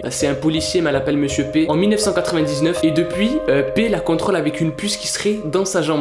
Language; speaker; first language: French; native; French